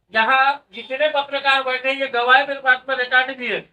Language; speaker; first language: Hindi; non-native, local second language; Marathi